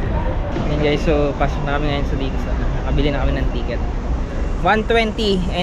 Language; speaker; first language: Filipino; native; Filipino